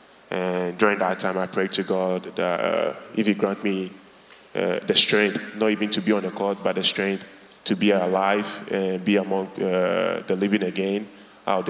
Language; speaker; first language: English; non-native, local second language; Ga